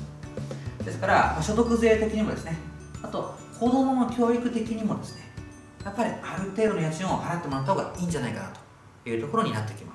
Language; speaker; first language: Japanese; native; Japanese